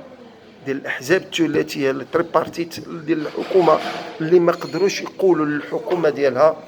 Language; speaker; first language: Arabic; native; Arabic